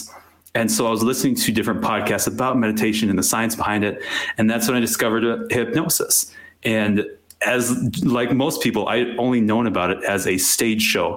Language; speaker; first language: English; native; English